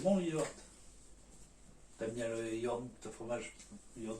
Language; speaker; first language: French; native; French